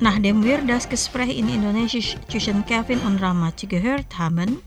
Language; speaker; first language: German; non-native, fluent; Indonesian